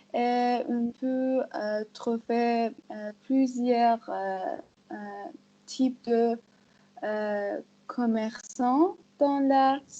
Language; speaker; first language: French; non-native, learner; Persian